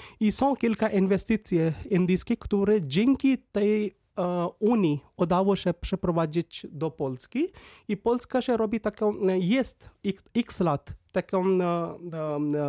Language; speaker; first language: Polish; non-native, fluent; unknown